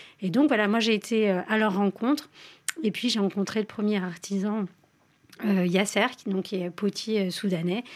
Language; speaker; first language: French; native; French